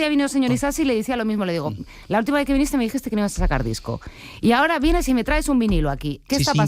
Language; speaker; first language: Spanish; native; Spanish